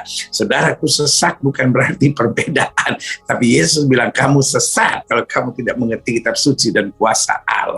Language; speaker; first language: Indonesian; native; Indonesian